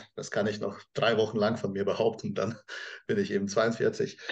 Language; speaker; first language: German; non-native, fluent; Russian